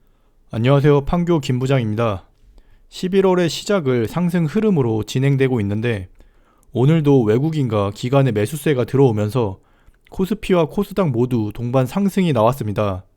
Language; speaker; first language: Korean; native; Korean